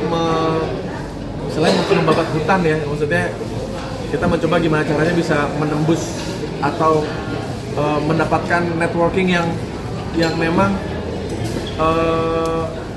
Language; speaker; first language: Indonesian; native; Indonesian